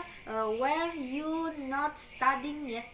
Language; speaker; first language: English; non-native, learner; Indonesian